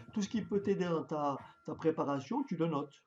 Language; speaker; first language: French; native; French